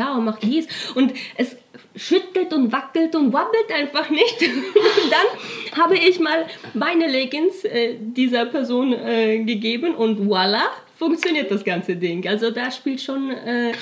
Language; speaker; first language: German; native; German